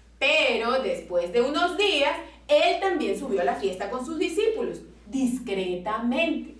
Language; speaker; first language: Spanish; native; Spanish